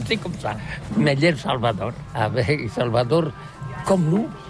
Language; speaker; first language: French; non-native, learner; Catalan